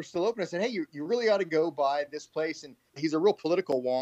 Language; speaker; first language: English; native; English